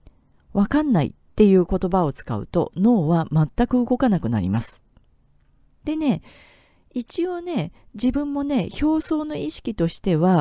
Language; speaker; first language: Japanese; native; Japanese